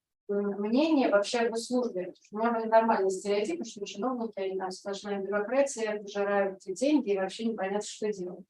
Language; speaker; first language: Russian; native; Russian